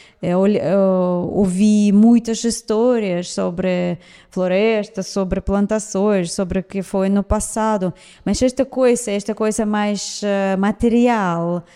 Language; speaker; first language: Portuguese; non-native, fluent; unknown